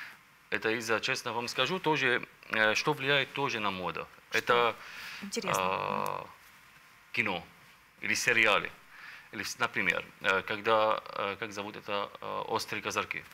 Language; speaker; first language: Russian; non-native, learner; Arabic